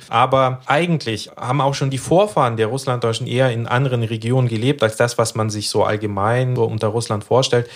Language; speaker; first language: German; early bilingual, other home language; Russian